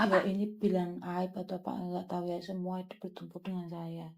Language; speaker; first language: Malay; non-native, local second language; Javanese